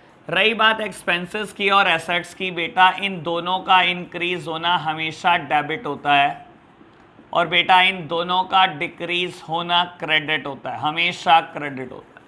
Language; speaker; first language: Hindi; native; Hindi